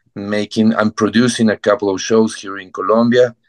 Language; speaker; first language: English; non-native, fluent; Spanish